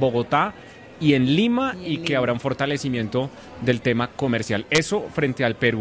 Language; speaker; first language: Spanish; native; Spanish